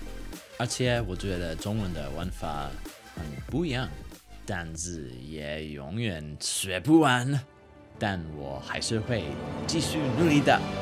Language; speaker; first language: Chinese; non-native, fluent; English